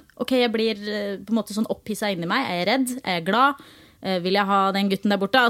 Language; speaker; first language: Norwegian; native; Norwegian